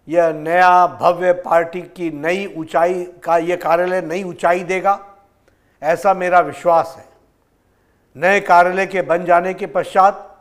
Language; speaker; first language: Hindi; native; Hindi